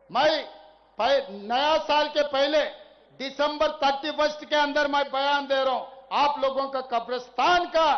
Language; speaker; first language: Hindi; non-native, local second language; Telugu